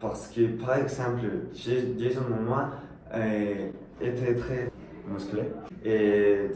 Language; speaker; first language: French; non-native, learner; Spanish